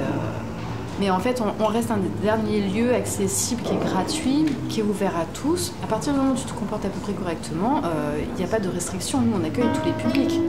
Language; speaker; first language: French; native; French